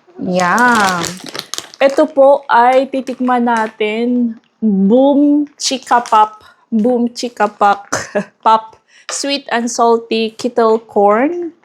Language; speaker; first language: Filipino; non-native, local second language; Cebuano